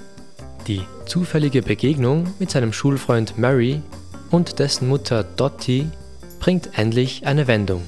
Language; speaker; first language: German; native; German